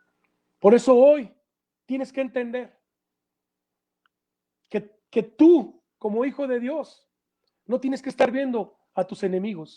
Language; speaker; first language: Spanish; native; Spanish